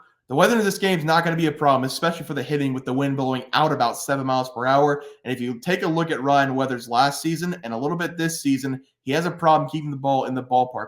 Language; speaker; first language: English; native; English